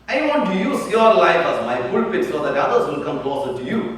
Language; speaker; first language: English; non-native, local second language; Malayalam